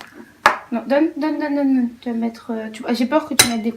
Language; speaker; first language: French; native; French